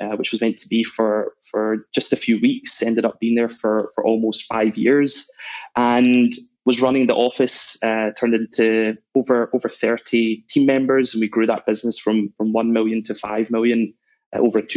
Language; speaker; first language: English; native; English